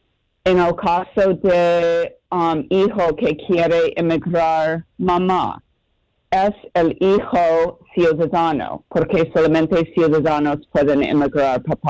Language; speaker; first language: Spanish; non-native, learner; English